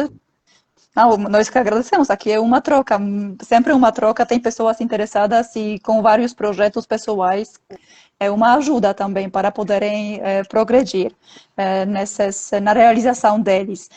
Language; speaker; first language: Portuguese; non-native, fluent; Polish